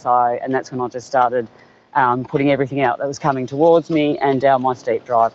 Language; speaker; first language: English; native; English